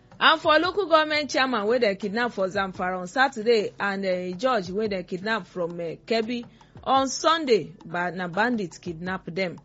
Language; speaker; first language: Nigerian Pidgin; non-native, local second language; Yoruba